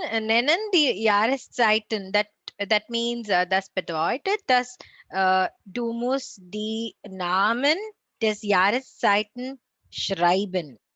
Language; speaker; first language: German; non-native, learner; Tamil